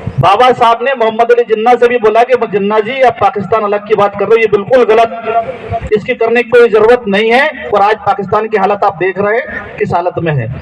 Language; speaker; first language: Hindi; native; Hindi